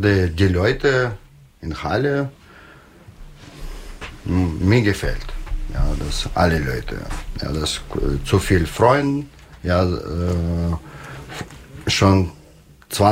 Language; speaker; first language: German; non-native, learner; Russian